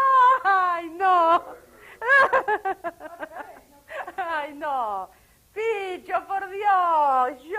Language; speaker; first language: Spanish; native; Spanish